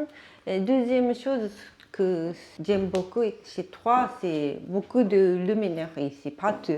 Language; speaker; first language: French; non-native, learner; Japanese